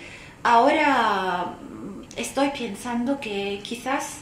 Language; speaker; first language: Spanish; non-native, fluent; Arabic